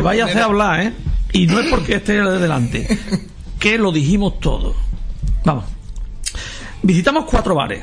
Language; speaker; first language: Spanish; native; Spanish